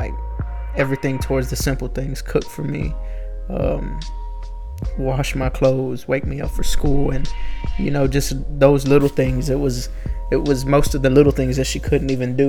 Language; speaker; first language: English; native; English